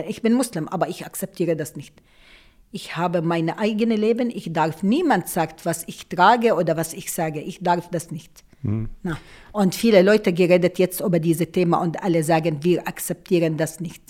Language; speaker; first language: German; non-native, local second language; Arabic